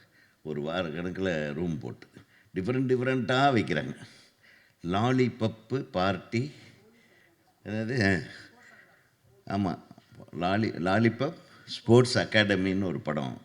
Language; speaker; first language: Tamil; native; Tamil